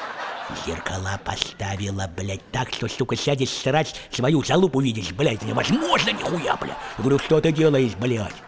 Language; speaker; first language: Russian; native; Russian